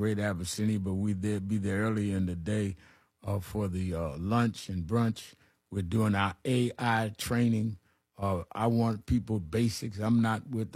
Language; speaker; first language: English; native; English